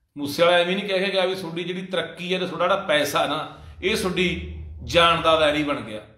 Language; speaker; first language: Punjabi; native; Punjabi